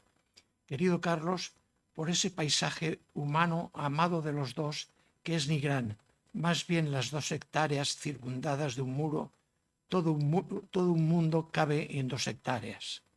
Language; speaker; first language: Spanish; native; Spanish